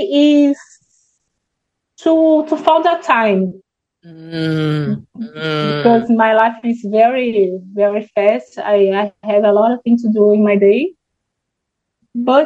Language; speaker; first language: English; non-native, learner; Portuguese